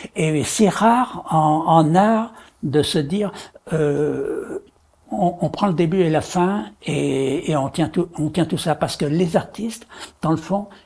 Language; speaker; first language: French; native; French